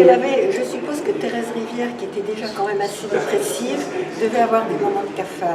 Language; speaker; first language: French; native; French